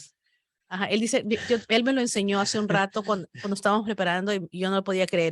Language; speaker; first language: Spanish; native; Spanish